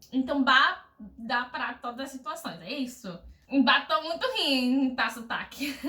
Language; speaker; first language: Portuguese; non-native, fluent; English